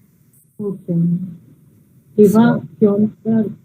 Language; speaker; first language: German; non-native, learner; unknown